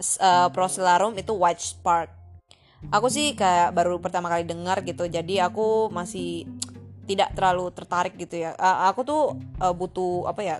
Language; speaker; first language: Indonesian; native; Indonesian